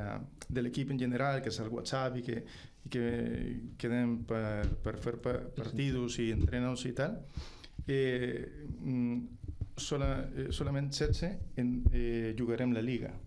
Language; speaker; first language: Catalan; non-native, fluent; Spanish